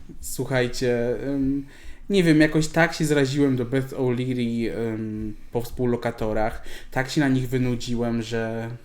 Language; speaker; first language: Polish; native; Polish